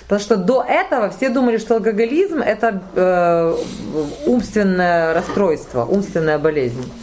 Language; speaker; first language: Russian; native; Russian